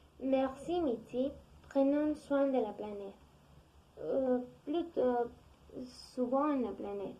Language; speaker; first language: French; non-native, learner; Spanish